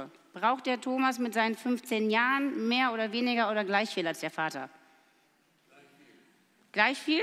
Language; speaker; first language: German; native; German